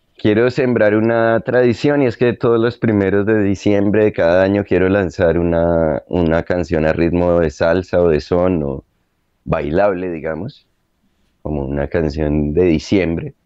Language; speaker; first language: Spanish; native; Spanish